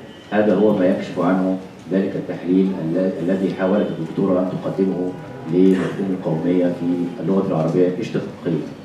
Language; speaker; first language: Arabic; native; Arabic